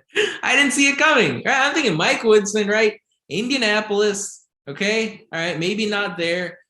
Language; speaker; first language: English; native; English